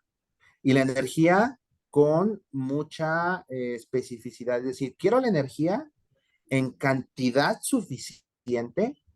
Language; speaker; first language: Spanish; native; Spanish